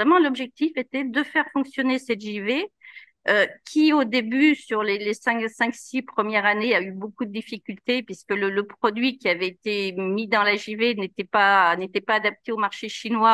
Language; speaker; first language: French; native; French